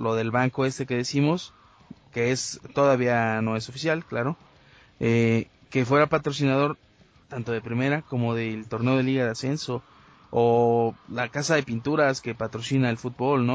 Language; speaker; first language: Spanish; native; Spanish